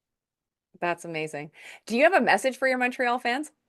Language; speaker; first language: English; native; English